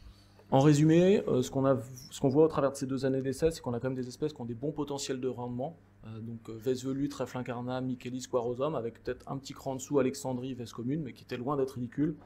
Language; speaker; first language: French; native; French